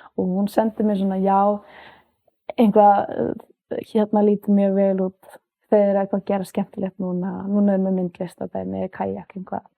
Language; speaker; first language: Icelandic; early bilingual, heritage; Icelandic